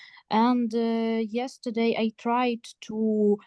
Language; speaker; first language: English; non-native, learner; Ukrainian